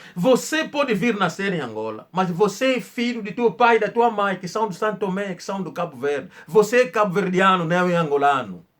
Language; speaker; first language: Portuguese; non-native, local second language; Kongo